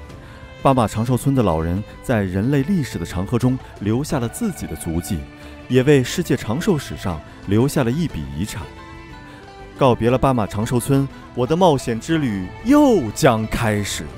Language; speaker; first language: Chinese; native; Chinese